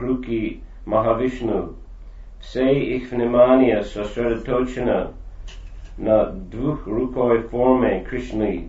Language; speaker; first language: Russian; non-native, fluent; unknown